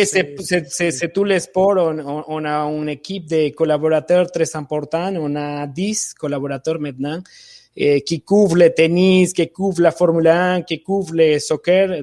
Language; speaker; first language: French; non-native, fluent; Spanish